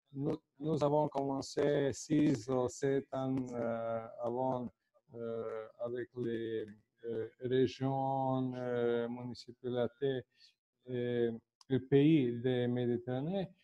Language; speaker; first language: French; non-native, fluent; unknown